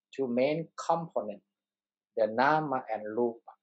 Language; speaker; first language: English; non-native, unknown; Thai